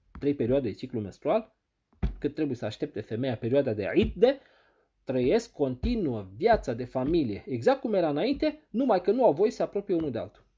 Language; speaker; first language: Romanian; non-native, fluent; Arabic